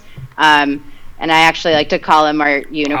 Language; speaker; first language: English; early bilingual, other home language; Spanish